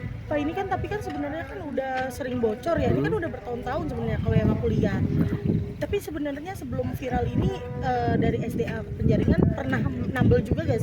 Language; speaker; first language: Indonesian; native; Indonesian